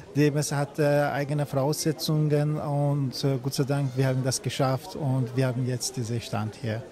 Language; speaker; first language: German; non-native, learner; Persian